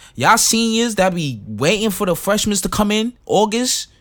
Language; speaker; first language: English; non-native, local second language; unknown